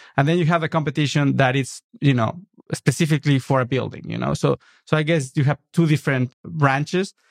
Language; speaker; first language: English; non-native, fluent; Spanish